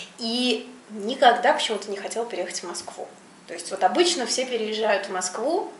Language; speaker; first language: Russian; native; Russian